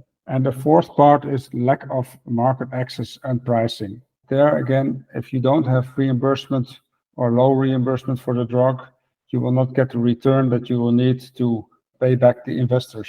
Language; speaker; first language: English; non-native, fluent; Dutch